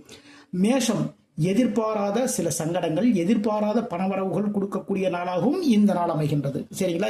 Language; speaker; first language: Tamil; native; Tamil